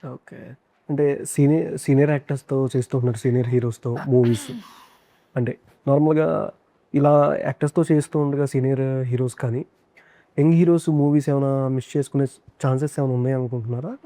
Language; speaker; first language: Telugu; native; Telugu